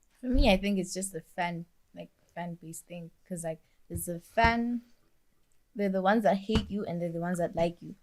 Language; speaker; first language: English; non-native, local second language; Swati